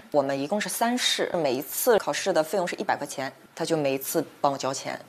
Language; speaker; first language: Chinese; native; Chinese